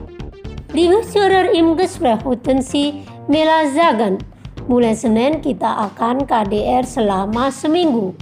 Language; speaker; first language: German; non-native, fluent; Indonesian